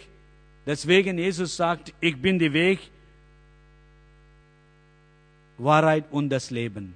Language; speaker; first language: German; non-native, learner; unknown